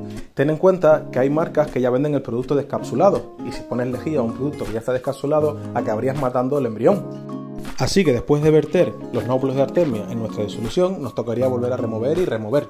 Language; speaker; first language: Spanish; native; Spanish